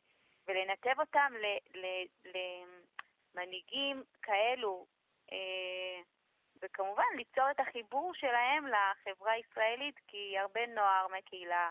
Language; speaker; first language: Hebrew; early bilingual, other home language; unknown